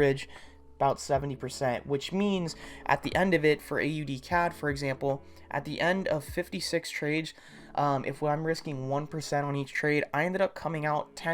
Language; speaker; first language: English; native; English